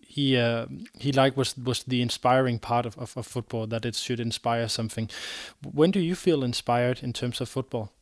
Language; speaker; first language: English; non-native, fluent; Danish